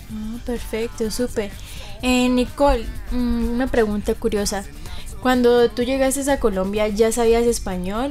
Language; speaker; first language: Spanish; native; Spanish